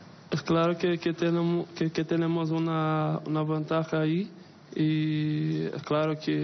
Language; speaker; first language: Spanish; non-native, fluent; Portuguese